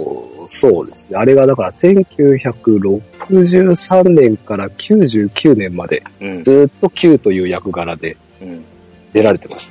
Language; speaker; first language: Japanese; native; Japanese